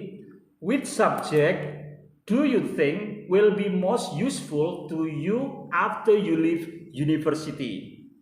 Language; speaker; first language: English; non-native, fluent; Indonesian